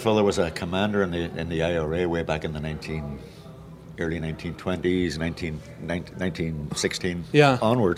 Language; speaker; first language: English; native; English